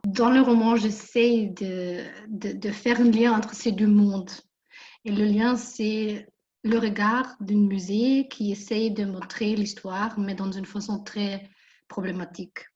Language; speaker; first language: French; non-native, fluent; German